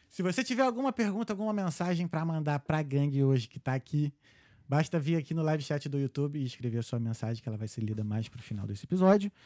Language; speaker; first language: Portuguese; native; Portuguese